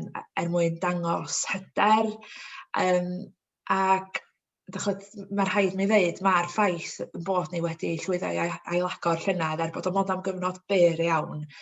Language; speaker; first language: Welsh; native; Welsh